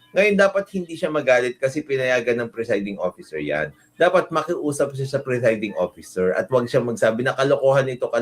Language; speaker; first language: Filipino; non-native, local second language; Iloko